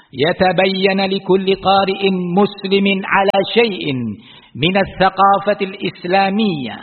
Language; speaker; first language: Arabic; non-native, fluent; Indonesian